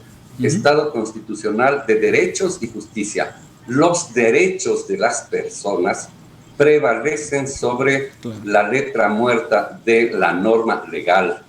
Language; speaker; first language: Spanish; native; Spanish